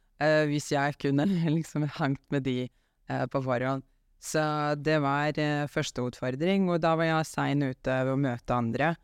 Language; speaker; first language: Norwegian; non-native, fluent; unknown